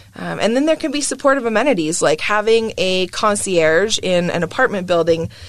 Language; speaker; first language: English; native; English